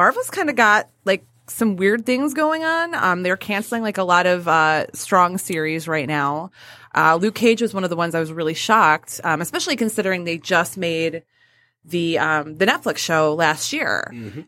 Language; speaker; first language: English; native; English